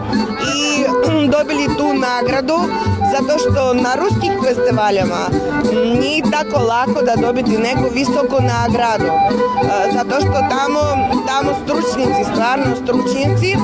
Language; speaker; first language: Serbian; non-native, fluent; Russian